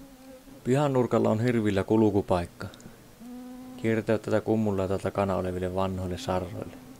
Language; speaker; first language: Finnish; native; Finnish